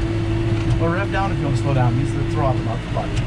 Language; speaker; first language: English; native; English